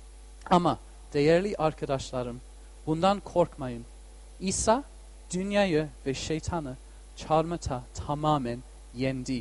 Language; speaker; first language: Turkish; non-native, fluent; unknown